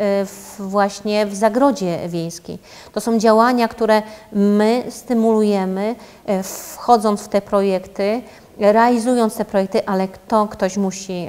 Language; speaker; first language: Polish; native; Polish